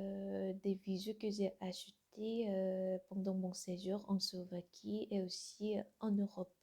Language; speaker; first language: French; non-native, learner; Korean